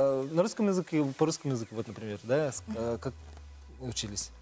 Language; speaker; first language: Russian; non-native, local second language; Yakut